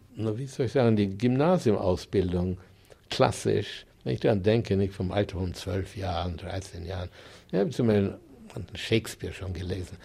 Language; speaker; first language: German; native; German